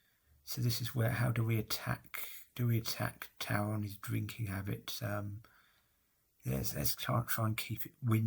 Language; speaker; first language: English; native; English